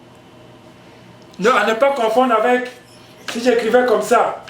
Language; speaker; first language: French; non-native, local second language; Basaa